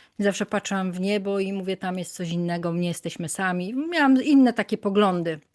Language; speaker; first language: Polish; native; Polish